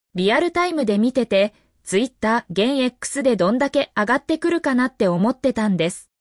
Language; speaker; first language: Japanese; native; Japanese